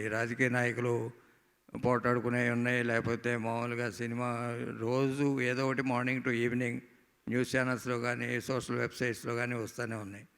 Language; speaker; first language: Telugu; native; Telugu